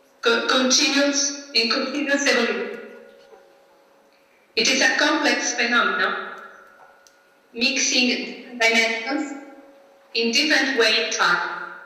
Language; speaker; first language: English; non-native, learner; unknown